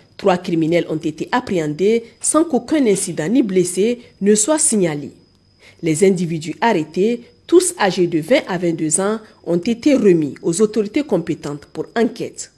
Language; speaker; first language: French; non-native, local second language; Hausa